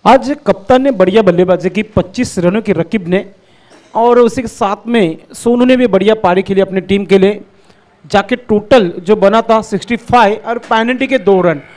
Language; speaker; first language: Hindi; non-native, local second language; Marathi